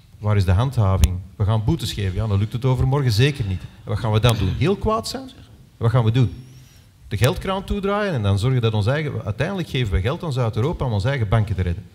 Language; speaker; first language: Dutch; native; Dutch